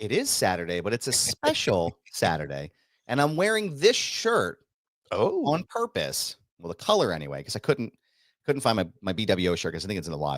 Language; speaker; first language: English; native; English